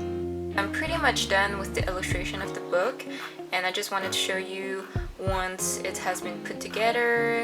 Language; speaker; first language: English; non-native, local second language; French